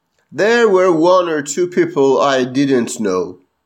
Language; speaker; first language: English; non-native, fluent; Persian